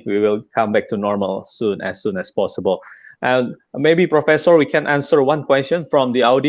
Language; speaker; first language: English; non-native, fluent; Indonesian